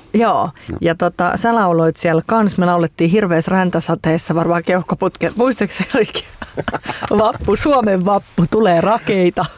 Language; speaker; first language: Finnish; native; Finnish